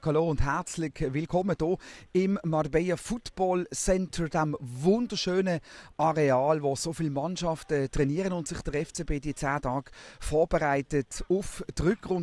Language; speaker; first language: German; native; German